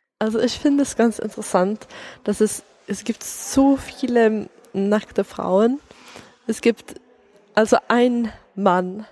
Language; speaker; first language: German; non-native, fluent; Swedish